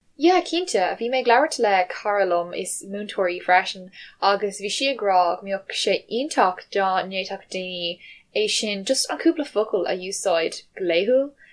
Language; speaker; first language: Irish; non-native, local second language; English